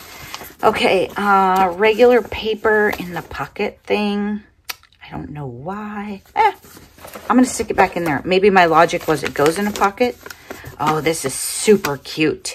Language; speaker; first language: English; native; English